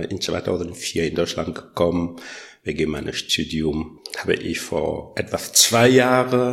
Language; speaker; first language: German; non-native, learner; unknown